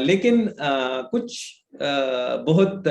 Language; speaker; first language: Hindi; native; Hindi